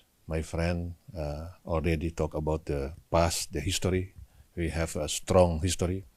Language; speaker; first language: English; non-native, learner; Indonesian